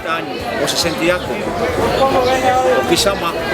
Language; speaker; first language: Spanish; native; Spanish